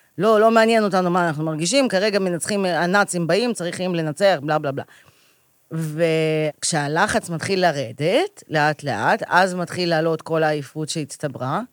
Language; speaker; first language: Hebrew; early bilingual, other home language; Russian